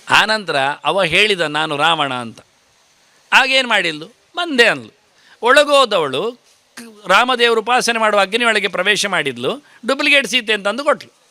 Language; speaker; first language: Kannada; native; Kannada